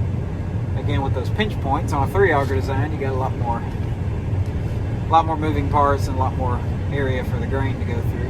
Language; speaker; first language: English; native; English